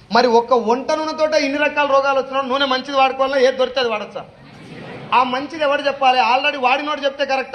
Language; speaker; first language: Telugu; native; Telugu